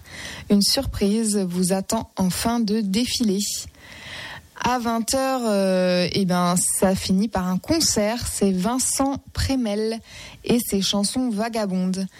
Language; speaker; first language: French; native; French